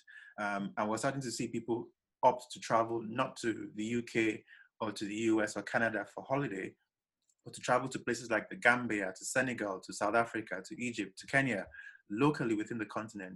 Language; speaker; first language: English; non-native, local second language; Yoruba